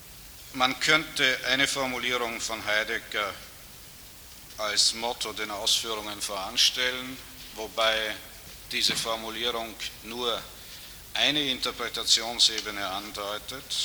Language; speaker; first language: German; native; German